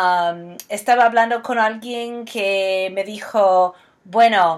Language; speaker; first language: Spanish; non-native, fluent; English